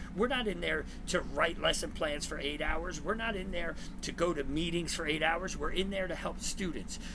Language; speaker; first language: English; native; English